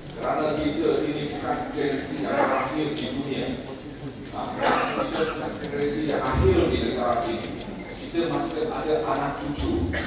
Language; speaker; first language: Malay; non-native, local second language; Chinese